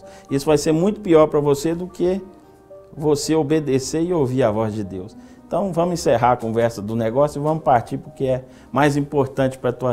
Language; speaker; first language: Portuguese; native; Portuguese